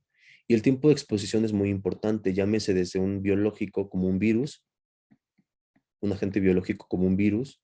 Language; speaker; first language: Spanish; native; Spanish